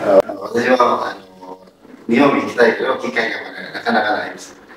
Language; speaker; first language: Japanese; non-native, learner; Indonesian